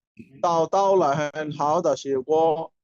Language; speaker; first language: Chinese; non-native, learner; Bangla